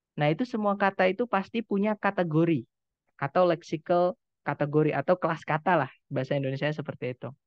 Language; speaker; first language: Indonesian; non-native, local second language; Javanese